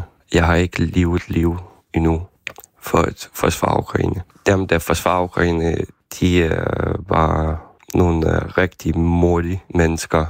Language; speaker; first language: Danish; non-native, fluent; Ukrainian